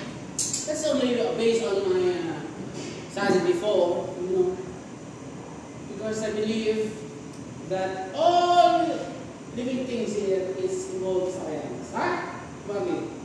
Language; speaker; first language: English; non-native, local second language; Filipino